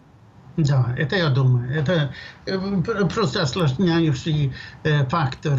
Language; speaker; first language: Russian; non-native, fluent; Swedish